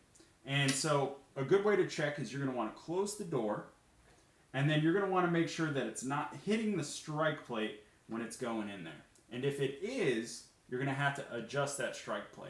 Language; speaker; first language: English; native; English